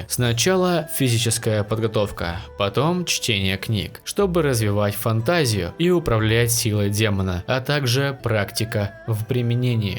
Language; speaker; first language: Russian; native; Russian